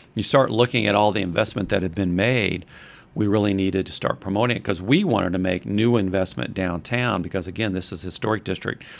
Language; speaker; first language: English; native; English